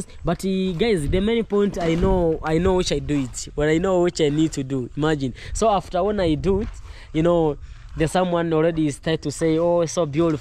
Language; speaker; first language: English; non-native, learner; Swahili